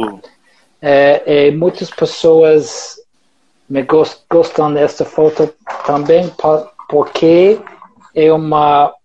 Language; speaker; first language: Portuguese; non-native, learner; English